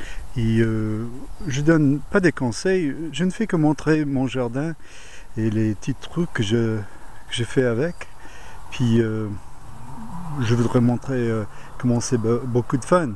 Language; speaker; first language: French; non-native, learner; English